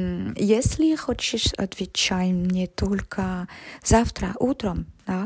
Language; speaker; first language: Russian; non-native, learner; French